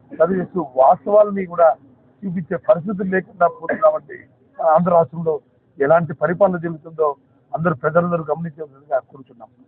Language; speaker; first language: Telugu; native; Telugu